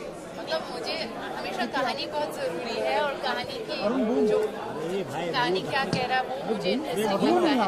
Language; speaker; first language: Hindi; non-native, local second language; French